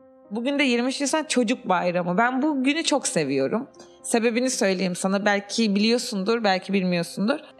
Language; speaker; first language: Turkish; native; Turkish